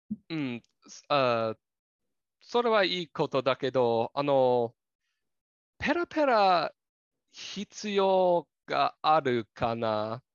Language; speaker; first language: Japanese; non-native, learner; English